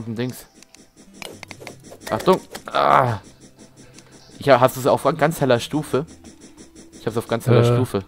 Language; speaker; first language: German; native; German